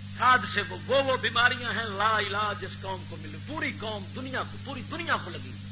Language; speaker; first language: Urdu; non-native, local second language; Punjabi